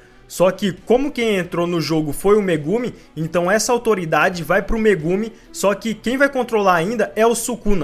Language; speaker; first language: Portuguese; native; Portuguese